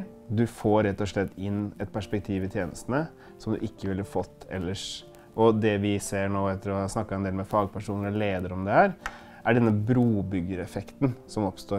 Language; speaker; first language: Norwegian; native; Norwegian